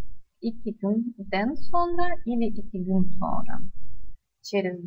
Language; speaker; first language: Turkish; non-native, fluent; Russian